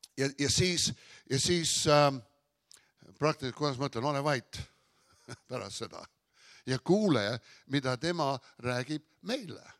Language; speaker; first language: Estonian; early bilingual, heritage; Estonian